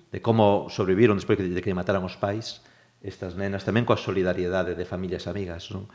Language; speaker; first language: Galician; native; Galician